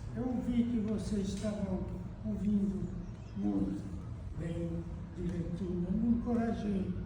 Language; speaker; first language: Portuguese; non-native, fluent; Italian